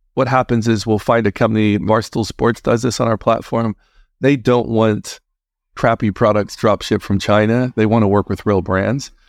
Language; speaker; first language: English; native; English